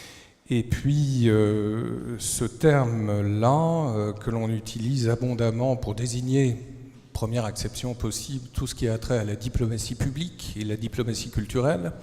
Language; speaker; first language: French; native; French